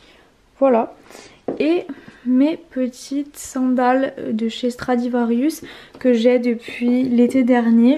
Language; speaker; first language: French; native; French